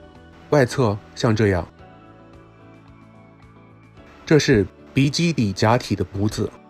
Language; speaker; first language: Chinese; native; Chinese